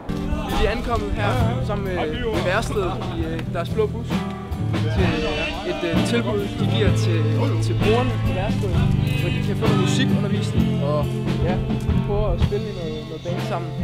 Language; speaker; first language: Danish; native; Danish